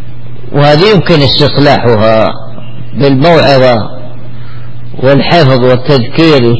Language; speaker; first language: Arabic; native; Arabic